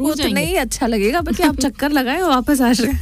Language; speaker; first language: Hindi; native; Hindi